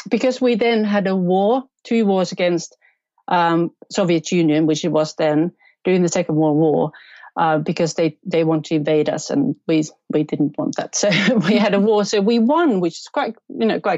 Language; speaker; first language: English; non-native, fluent; Finnish